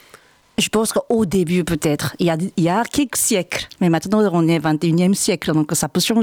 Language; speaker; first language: French; non-native, fluent; Japanese